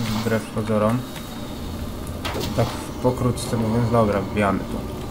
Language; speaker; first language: Polish; native; Polish